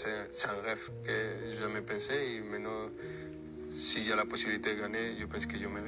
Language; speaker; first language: French; non-native, fluent; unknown